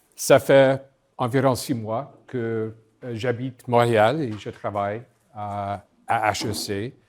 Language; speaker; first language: French; non-native, learner; English